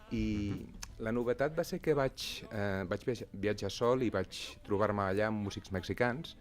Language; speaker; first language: Catalan; native; Catalan